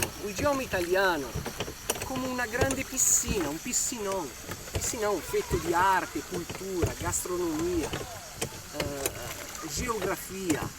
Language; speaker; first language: Portuguese; non-native, fluent; Italian